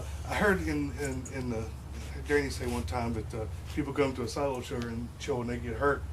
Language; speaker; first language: English; native; English